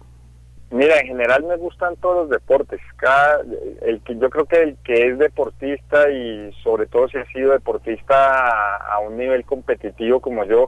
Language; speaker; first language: Spanish; native; Spanish